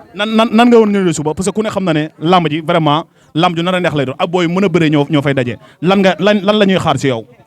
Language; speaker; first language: Wolof; native; Wolof